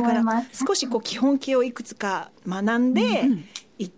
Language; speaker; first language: Japanese; native; Japanese